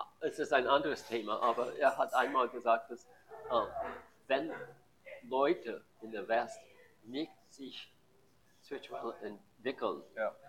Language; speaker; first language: German; non-native, learner; English